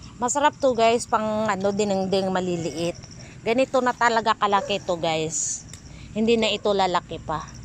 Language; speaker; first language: Filipino; non-native, local second language; Iloko